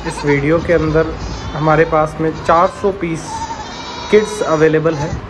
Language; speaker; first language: Hindi; native; Hindi